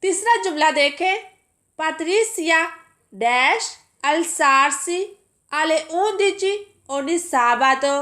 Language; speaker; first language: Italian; non-native, fluent; Urdu